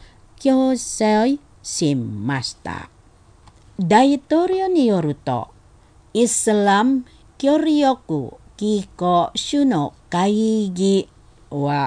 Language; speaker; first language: Japanese; non-native, fluent; Indonesian